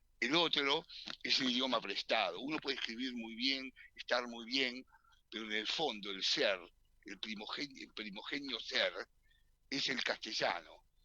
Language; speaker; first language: Spanish; native; Spanish